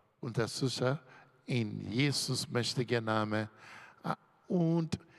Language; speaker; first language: German; non-native, learner; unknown